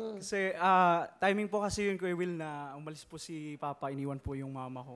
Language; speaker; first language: Filipino; non-native, local second language; Cebuano